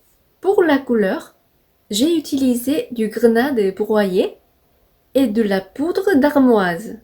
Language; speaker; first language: French; non-native, fluent; Korean